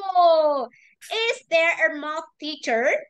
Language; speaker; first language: English; non-native, learner; Vietnamese